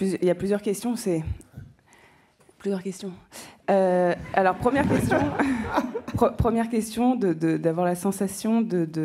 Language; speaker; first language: French; native; French